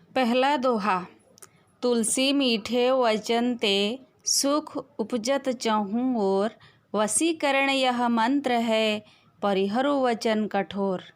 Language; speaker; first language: Hindi; non-native, local second language; Odia